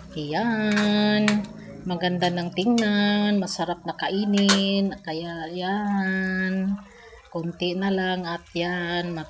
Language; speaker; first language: Filipino; non-native, local second language; Cebuano